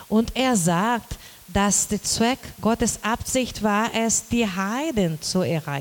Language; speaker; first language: German; non-native, learner; Portuguese